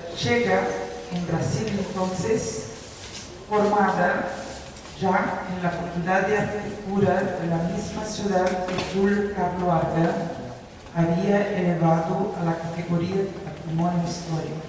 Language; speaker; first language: Spanish; non-native, fluent; Portuguese